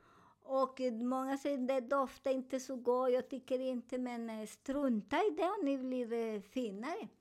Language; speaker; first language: Swedish; non-native, learner; Spanish